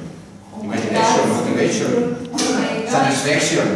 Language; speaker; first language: English; non-native, fluent; Catalan